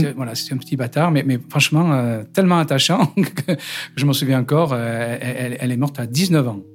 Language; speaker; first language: French; native; French